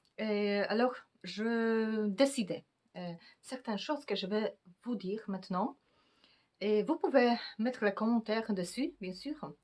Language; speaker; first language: French; non-native, fluent; Polish